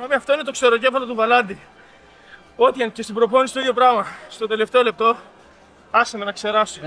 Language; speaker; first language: Greek; native; Greek